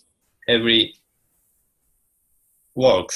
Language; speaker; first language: English; non-native, learner; Japanese